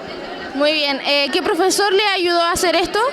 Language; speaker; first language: Spanish; native; Spanish